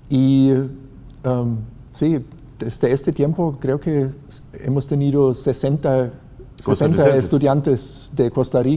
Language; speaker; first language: Spanish; non-native, fluent; German